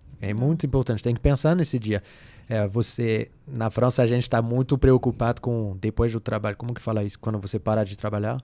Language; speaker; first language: Portuguese; non-native, fluent; French